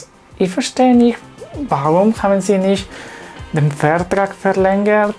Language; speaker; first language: German; non-native, learner; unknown